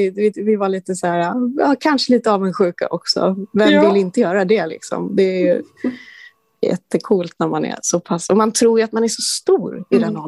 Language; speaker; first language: Swedish; native; Swedish